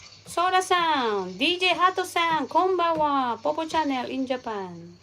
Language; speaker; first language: Japanese; non-native, learner; Filipino